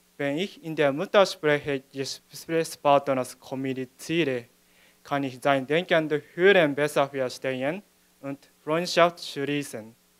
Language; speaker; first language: German; non-native, fluent; Japanese